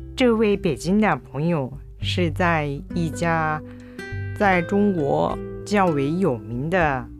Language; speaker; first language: Chinese; non-native, fluent; Japanese